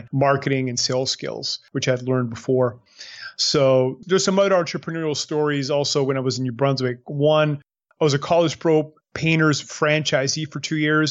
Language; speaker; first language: English; native; English